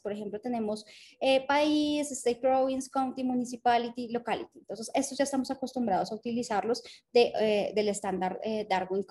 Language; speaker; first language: Spanish; native; Spanish